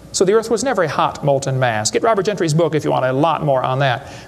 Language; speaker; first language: English; native; English